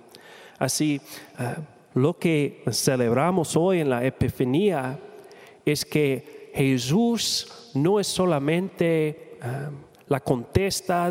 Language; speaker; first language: Spanish; non-native, fluent; English